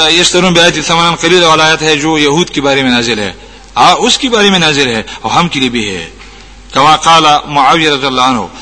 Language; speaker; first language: Urdu; non-native, local second language; Pashto